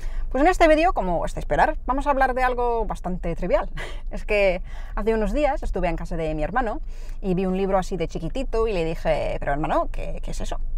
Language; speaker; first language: Spanish; non-native, fluent; English